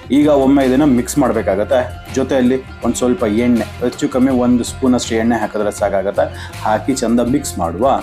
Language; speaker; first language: Kannada; non-native, local second language; Marathi